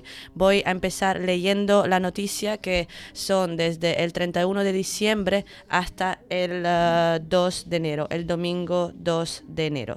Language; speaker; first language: Spanish; native; Spanish